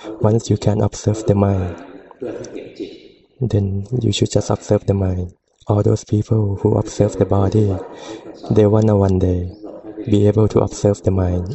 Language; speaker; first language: English; non-native, fluent; Thai